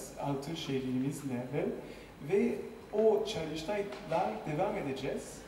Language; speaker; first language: Turkish; non-native, fluent; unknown